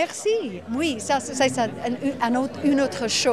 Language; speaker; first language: French; non-native, fluent; English